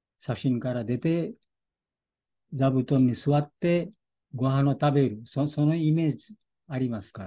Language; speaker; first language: Japanese; non-native, fluent; Bangla